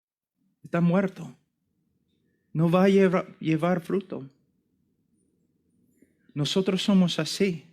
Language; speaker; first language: Spanish; non-native, fluent; English